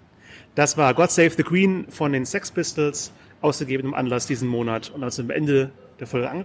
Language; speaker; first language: German; native; German